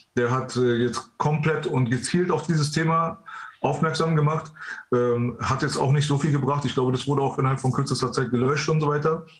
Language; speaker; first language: German; early bilingual, other home language; Persian